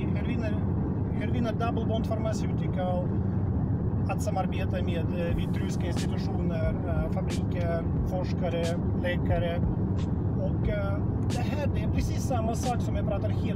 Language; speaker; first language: Swedish; non-native, fluent; Russian